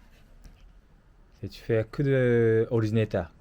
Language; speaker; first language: French; non-native, learner; Japanese